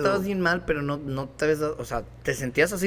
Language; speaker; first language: Spanish; native; Spanish